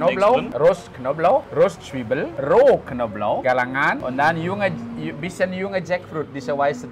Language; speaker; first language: German; non-native, fluent; Balinese